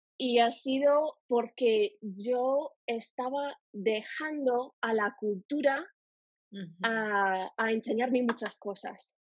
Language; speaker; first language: Spanish; non-native, fluent; English